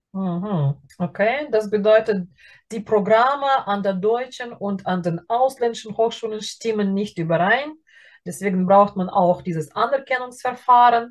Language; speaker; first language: German; non-native, fluent; Russian